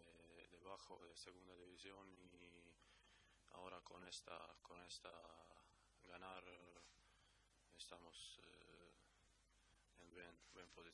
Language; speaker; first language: Spanish; non-native, learner; Croatian